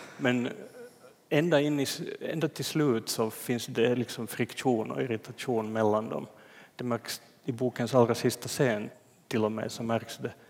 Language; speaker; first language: Swedish; native; Swedish